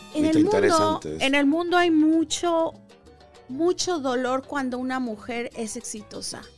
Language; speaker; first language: Spanish; native; Spanish